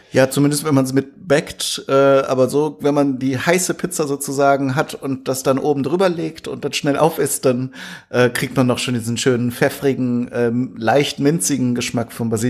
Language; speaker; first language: German; native; German